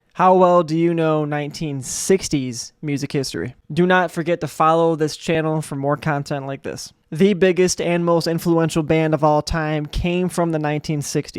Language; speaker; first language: English; native; English